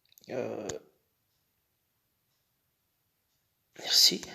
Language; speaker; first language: French; native; French